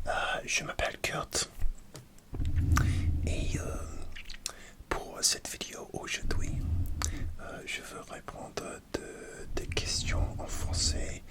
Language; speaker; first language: French; non-native, learner; English